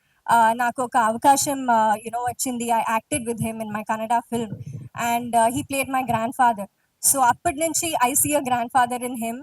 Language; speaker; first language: Telugu; non-native, local second language; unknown